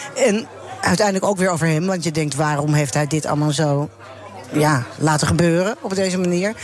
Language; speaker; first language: Dutch; native; Dutch